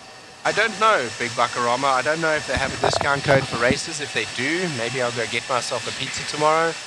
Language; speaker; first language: English; native; English